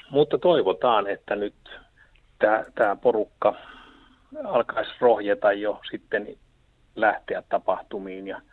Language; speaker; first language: Finnish; native; Finnish